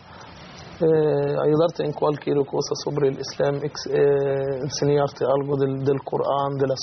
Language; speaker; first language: Spanish; non-native, fluent; Arabic